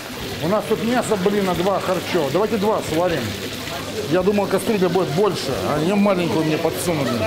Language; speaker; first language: Russian; native; Russian